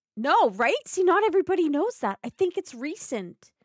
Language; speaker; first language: English; native; English